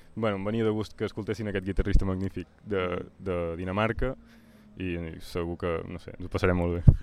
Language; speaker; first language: Catalan; native; Catalan